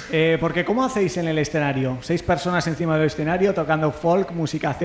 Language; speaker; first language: Spanish; native; Spanish